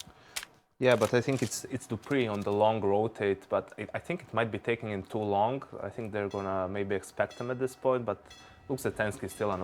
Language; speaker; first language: English; non-native, fluent; Danish